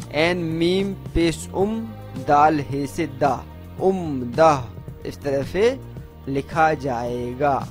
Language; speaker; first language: Hindi; native; Hindi